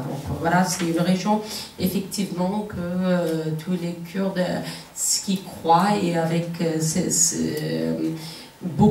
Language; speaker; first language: French; non-native, fluent; Kurdish